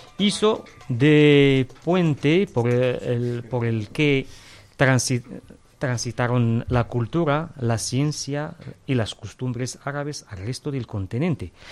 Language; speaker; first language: Spanish; non-native, fluent; Arabic